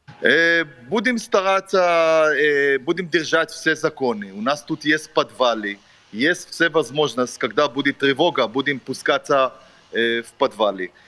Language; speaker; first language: Russian; non-native, fluent; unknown